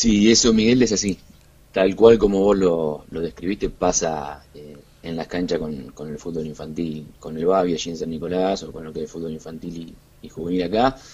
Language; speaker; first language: Spanish; native; Spanish